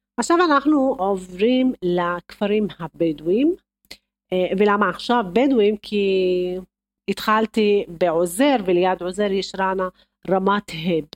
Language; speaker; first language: Hebrew; non-native, local second language; Arabic